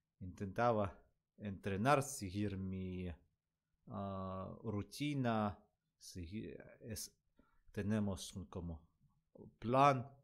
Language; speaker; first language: Spanish; non-native, learner; Russian